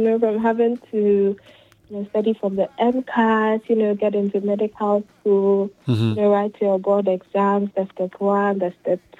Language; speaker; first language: English; non-native, local second language; Akan